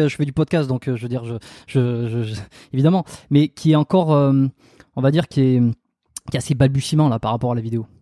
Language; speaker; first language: French; native; French